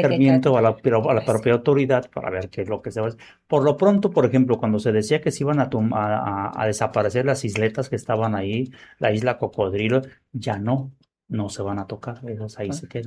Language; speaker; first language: Spanish; native; Spanish